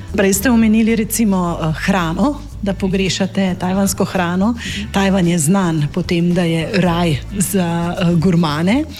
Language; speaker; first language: Slovenian; native; Slovenian